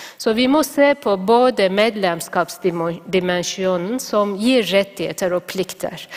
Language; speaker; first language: Norwegian; non-native, fluent; Turkish